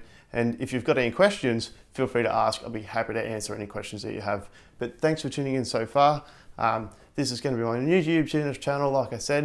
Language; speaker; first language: English; native; English